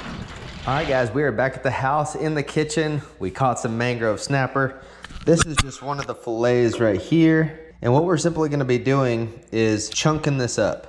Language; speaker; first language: English; native; English